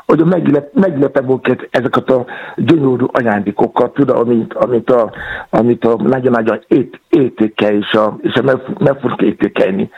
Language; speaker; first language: Hungarian; non-native, learner; Yoruba